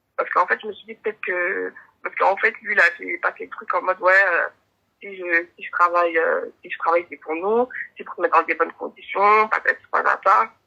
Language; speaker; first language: French; native; French